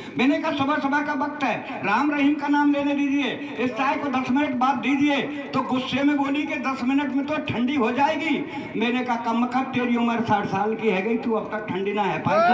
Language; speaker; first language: Hindi; native; Hindi